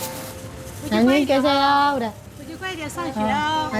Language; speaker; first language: Korean; non-native, learner; Chinese